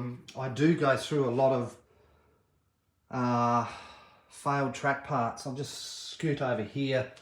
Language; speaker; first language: English; native; English